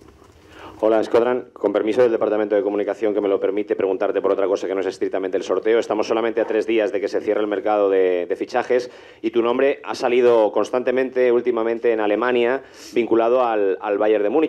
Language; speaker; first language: Spanish; native; Spanish